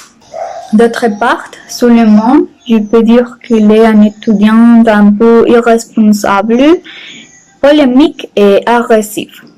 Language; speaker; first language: French; non-native, learner; Spanish